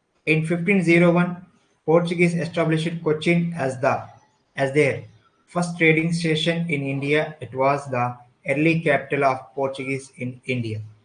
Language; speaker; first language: English; non-native, local second language; Telugu